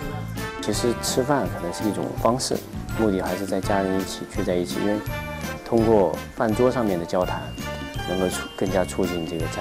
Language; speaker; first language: Chinese; native; Chinese